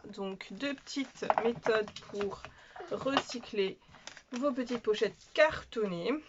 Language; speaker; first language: French; native; French